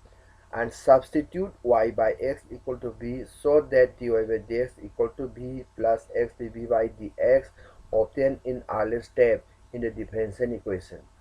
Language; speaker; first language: English; non-native, local second language; Manipuri